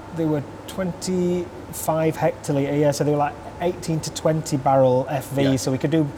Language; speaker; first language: English; native; English